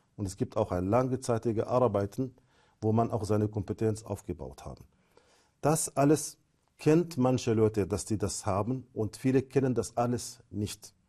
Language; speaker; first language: German; non-native, fluent; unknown